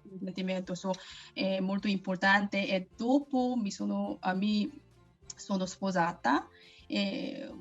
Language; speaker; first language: Italian; non-native, learner; Korean